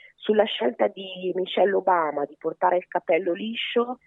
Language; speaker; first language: Italian; early bilingual, other home language; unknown